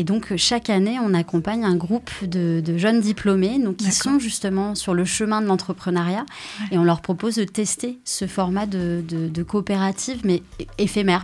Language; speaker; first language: French; native; French